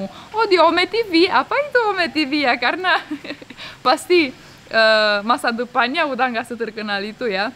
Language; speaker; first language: Indonesian; non-native, fluent; Romanian